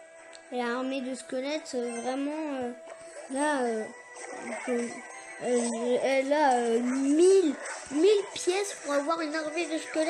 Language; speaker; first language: French; native; French